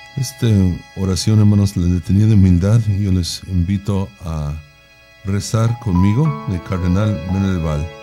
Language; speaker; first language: Spanish; non-native, fluent; English